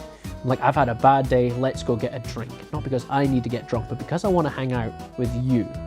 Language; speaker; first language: English; native; English